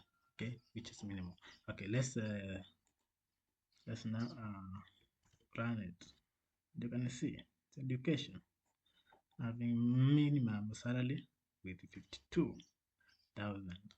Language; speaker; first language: English; non-native, fluent; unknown